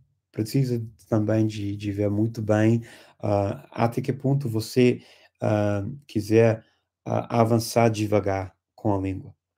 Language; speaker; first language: Portuguese; non-native, fluent; English